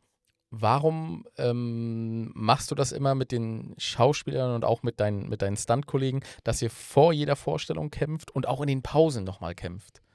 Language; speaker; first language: German; native; German